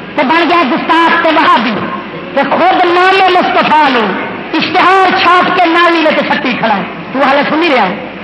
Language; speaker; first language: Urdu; non-native, local second language; Saraiki